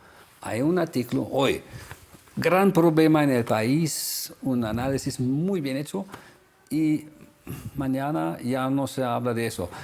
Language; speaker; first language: Spanish; non-native, fluent; German